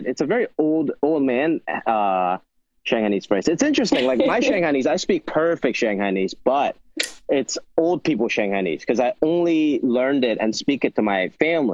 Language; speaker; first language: English; non-native, local second language; Wu Chinese